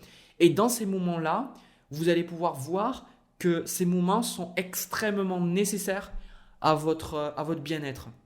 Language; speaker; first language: French; native; French